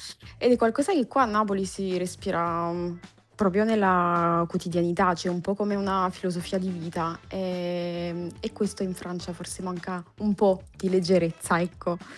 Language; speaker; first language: Italian; non-native, fluent; French